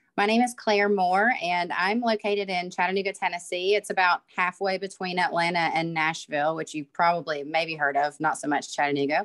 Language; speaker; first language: English; native; English